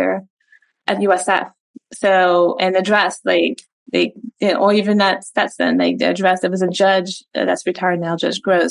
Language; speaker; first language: English; non-native, fluent; French